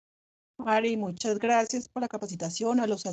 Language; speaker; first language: Spanish; native; Spanish